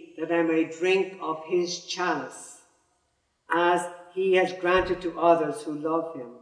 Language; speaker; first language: English; native; English